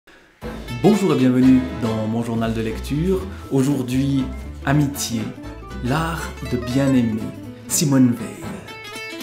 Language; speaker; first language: French; native; French